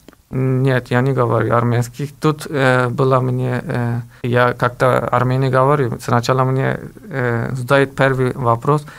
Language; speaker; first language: Russian; non-native, learner; Turkish